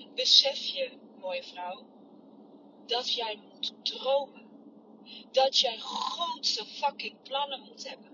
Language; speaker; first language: Dutch; non-native, fluent; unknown